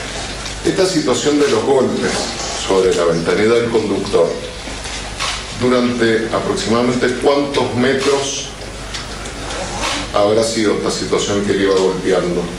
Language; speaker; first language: Spanish; native; Spanish